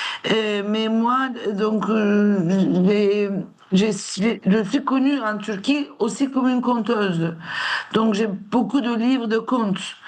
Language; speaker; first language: French; non-native, fluent; Turkish